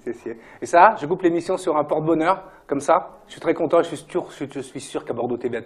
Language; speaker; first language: French; native; French